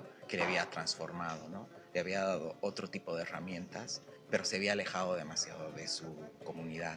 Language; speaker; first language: Spanish; native; Spanish